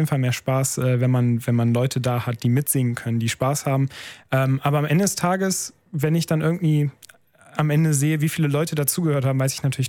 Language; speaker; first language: German; native; German